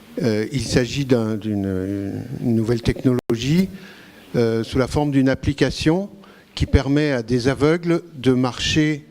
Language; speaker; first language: French; native; French